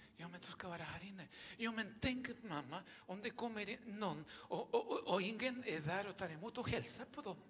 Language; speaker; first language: Swedish; non-native, fluent; Spanish